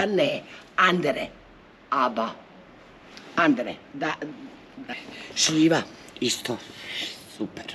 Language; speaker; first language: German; non-native, learner; Bosnian